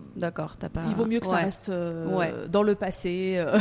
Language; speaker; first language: French; native; French